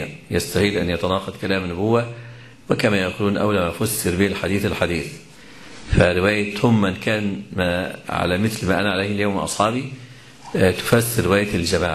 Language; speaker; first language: Arabic; native; Arabic